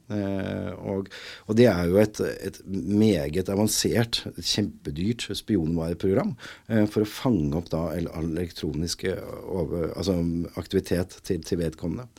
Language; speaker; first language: Norwegian; native; Norwegian